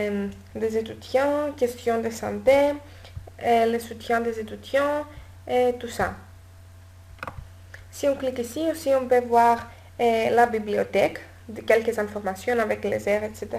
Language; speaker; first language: French; non-native, learner; Greek